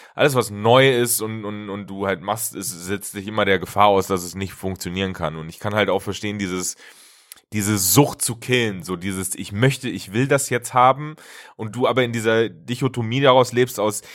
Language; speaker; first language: German; native; German